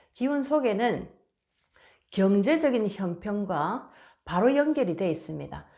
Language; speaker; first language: Korean; native; Korean